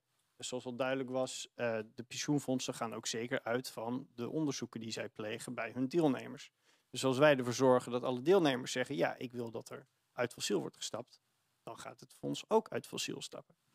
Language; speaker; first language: Dutch; native; Dutch